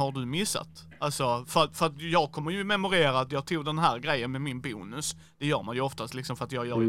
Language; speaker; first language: Swedish; native; Swedish